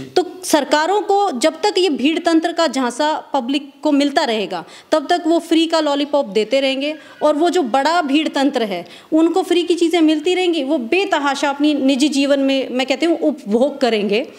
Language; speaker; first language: Hindi; native; Hindi